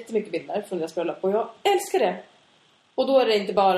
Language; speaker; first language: Swedish; native; Swedish